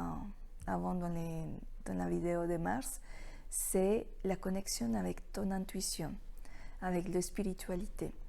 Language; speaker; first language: French; non-native, fluent; Spanish